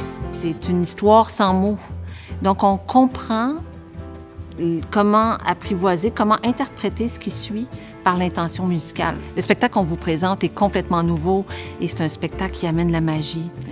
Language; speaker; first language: French; native; French